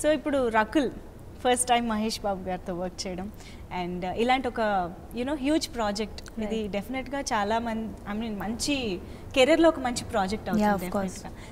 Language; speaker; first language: Telugu; native; Telugu